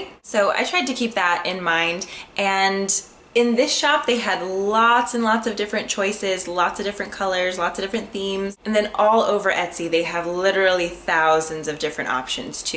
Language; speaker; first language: English; native; English